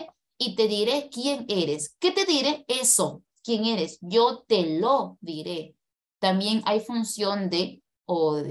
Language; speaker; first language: Spanish; native; Spanish